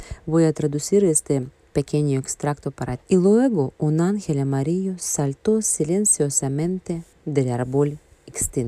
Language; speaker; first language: Spanish; non-native, fluent; Russian